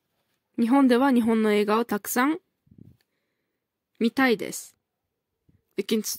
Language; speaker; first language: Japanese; non-native, fluent; Kyrgyz